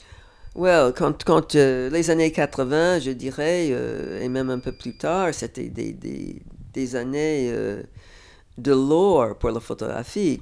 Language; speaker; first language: French; non-native, fluent; English